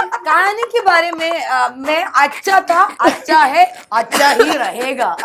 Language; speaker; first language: Hindi; non-native, local second language; Malayalam